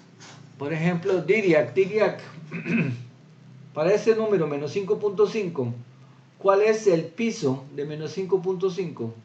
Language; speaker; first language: Spanish; native; Spanish